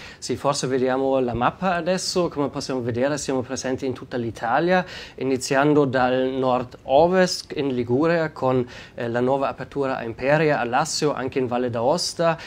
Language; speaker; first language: Italian; non-native, fluent; German